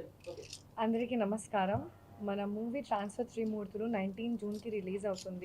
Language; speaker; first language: Telugu; non-native, learner; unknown